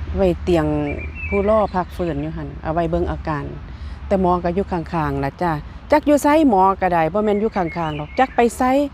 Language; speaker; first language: Thai; native; Thai